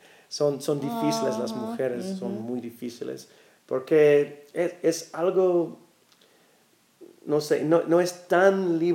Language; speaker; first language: Spanish; non-native, learner; English